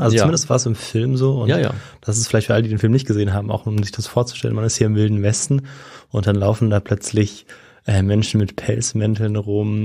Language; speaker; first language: German; native; German